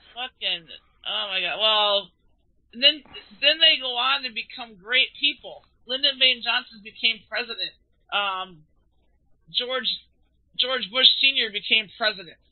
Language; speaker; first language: English; native; English